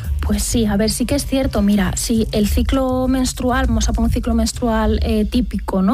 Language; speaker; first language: Spanish; native; Spanish